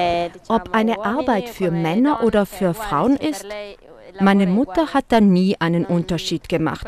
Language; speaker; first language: German; non-native, fluent; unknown